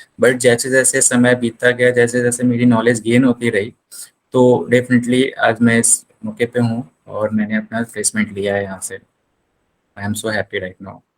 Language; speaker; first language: Hindi; native; Hindi